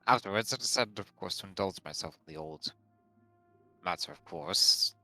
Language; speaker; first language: English; non-native, fluent; Latvian